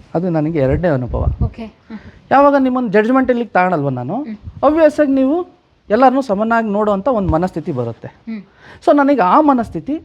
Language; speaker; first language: Kannada; native; Kannada